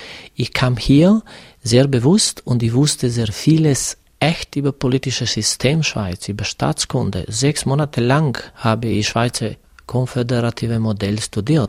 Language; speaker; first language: German; non-native, fluent; Serbian